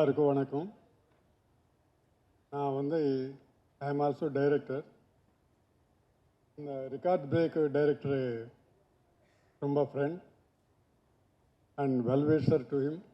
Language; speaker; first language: Tamil; non-native, learner; Telugu